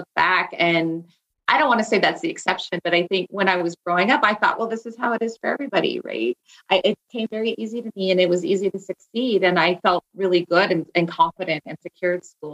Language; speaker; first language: English; native; English